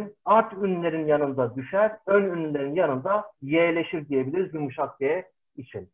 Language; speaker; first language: Turkish; native; Turkish